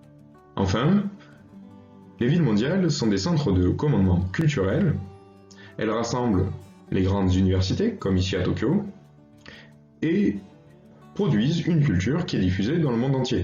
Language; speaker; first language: French; native; French